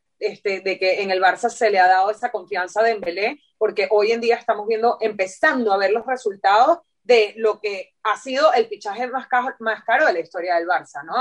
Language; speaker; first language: Spanish; native; Spanish